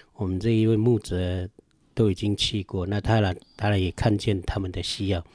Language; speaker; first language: Chinese; non-native, local second language; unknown